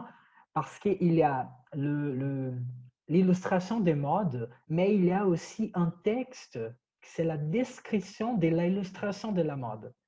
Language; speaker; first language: French; non-native, fluent; Portuguese